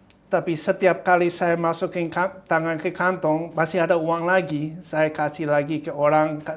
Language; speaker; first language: Indonesian; non-native, fluent; English